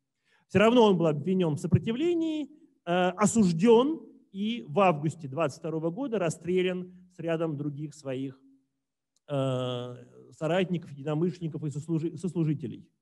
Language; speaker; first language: Russian; native; Russian